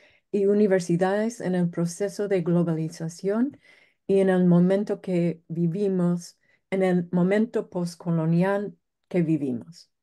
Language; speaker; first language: Spanish; non-native, fluent; English